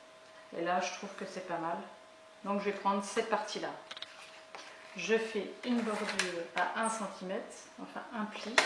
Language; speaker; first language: French; native; French